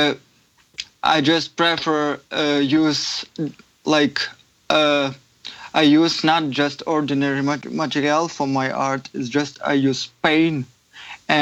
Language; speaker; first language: English; non-native, fluent; Ukrainian